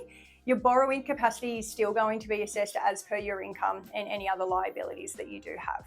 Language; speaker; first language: English; native; English